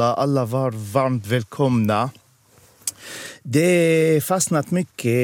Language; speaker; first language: Swedish; non-native, fluent; Arabic